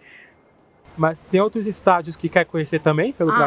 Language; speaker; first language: Portuguese; native; Portuguese